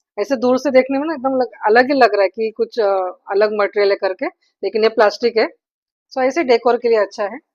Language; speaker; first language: Hindi; non-native, local second language; Marathi